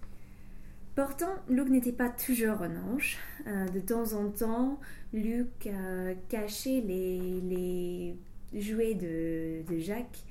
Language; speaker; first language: French; non-native, fluent; English